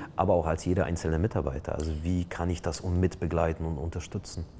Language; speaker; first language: German; non-native, fluent; Polish